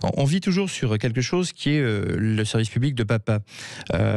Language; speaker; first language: French; native; French